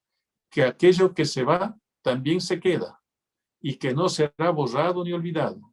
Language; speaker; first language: Spanish; native; Spanish